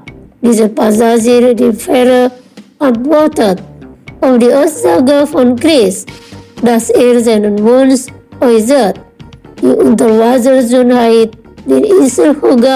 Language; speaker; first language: German; non-native, fluent; Indonesian